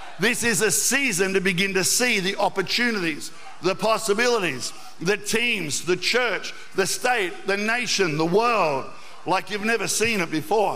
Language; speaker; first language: English; native; English